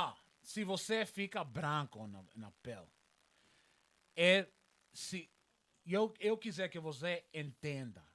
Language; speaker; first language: Portuguese; non-native, learner; Spanish